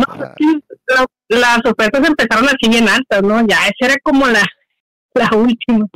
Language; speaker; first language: Spanish; native; Spanish